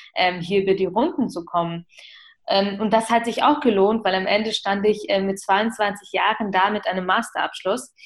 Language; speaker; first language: German; early bilingual, other home language; Ukrainian